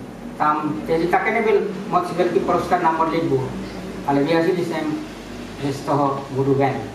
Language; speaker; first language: Czech; non-native, fluent; Ukrainian